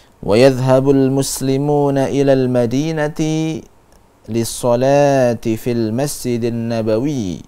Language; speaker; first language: Arabic; non-native, fluent; Indonesian